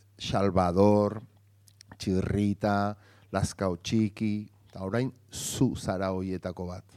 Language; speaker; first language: Basque; non-native, local second language; Spanish